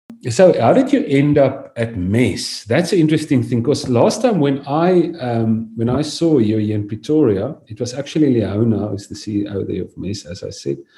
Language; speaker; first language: English; non-native, local second language; Afrikaans